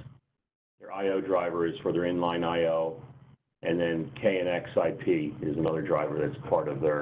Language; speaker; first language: English; native; English